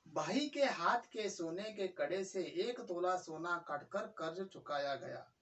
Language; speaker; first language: Hindi; non-native, local second language; Kannada